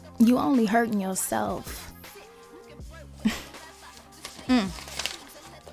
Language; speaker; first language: English; native; English